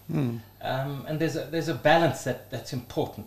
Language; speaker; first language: English; native; English